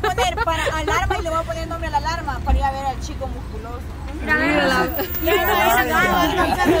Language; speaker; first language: Spanish; native; Spanish